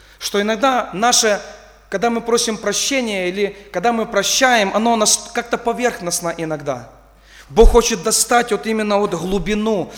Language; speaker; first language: Russian; non-native, local second language; Ukrainian